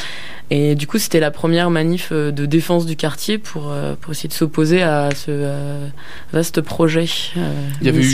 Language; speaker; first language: French; native; French